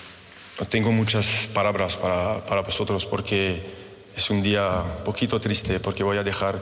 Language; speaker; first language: Spanish; non-native, fluent; French